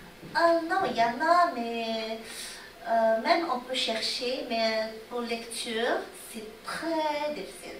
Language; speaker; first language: French; non-native, learner; Chinese